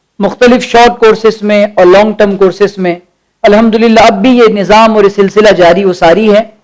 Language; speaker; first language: Urdu; native; Urdu